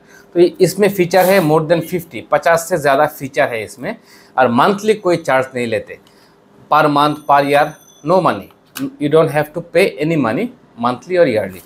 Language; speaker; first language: Hindi; non-native, fluent; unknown